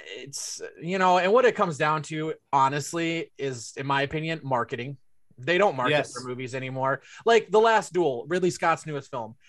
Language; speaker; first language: English; native; English